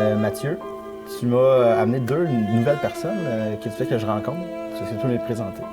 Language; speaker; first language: French; native; French